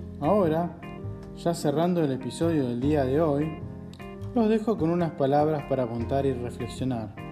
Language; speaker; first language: Spanish; native; Spanish